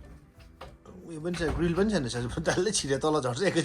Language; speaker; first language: Nepali; non-native, local second language; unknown